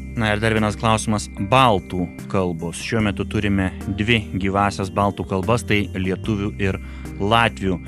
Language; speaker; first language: Lithuanian; native; Lithuanian